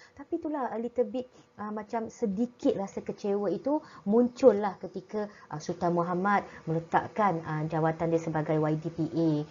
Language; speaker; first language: Malay; native; Malay